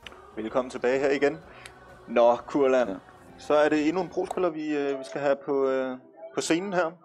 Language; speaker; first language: Danish; native; Danish